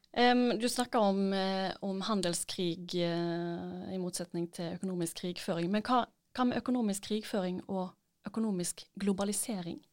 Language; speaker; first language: Norwegian; native; Norwegian